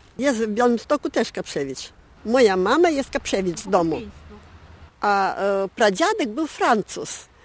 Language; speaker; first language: Polish; early bilingual, heritage; Polish